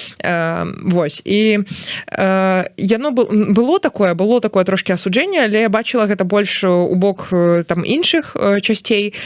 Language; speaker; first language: Belarusian; native; Belarusian